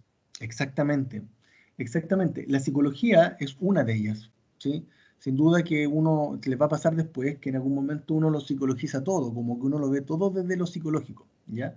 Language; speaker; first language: Spanish; native; Spanish